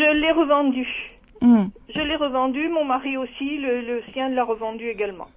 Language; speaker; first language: French; native; French